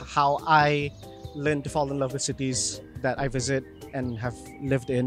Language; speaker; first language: English; non-native, local second language; Malay